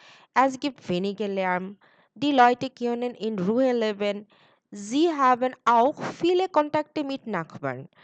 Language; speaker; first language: German; non-native, learner; Bangla